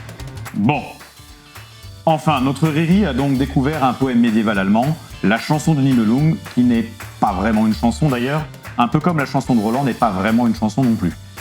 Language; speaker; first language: French; native; French